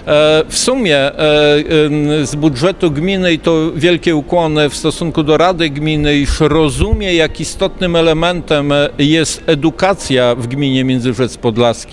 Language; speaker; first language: Polish; native; Polish